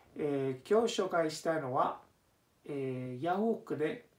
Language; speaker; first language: Japanese; non-native, fluent; Italian